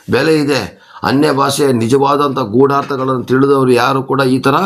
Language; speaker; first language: Kannada; non-native, local second language; Kodava